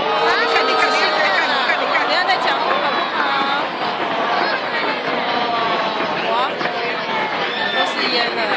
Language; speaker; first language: Chinese; native; Chinese